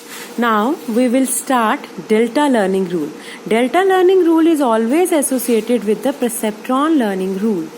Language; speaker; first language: English; non-native, local second language; Hindi